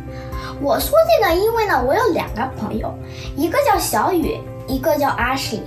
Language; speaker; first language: Chinese; early bilingual, heritage; Chinese